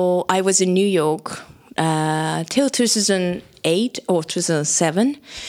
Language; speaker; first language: English; non-native, fluent; Japanese